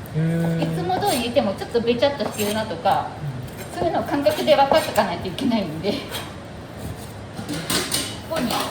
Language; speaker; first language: Japanese; native; Japanese